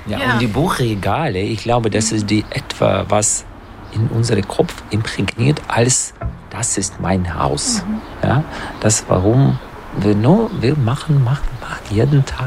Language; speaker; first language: German; non-native, learner; Russian